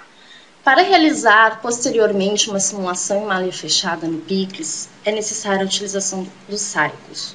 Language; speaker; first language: Portuguese; native; Portuguese